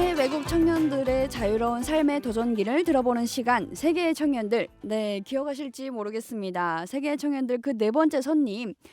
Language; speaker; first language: Korean; native; Korean